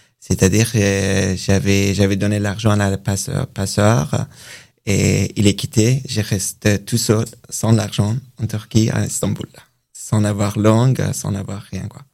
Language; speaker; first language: French; non-native, learner; Persian